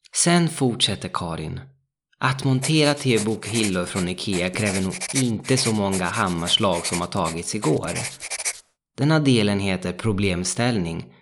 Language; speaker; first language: Swedish; non-native, fluent; Italian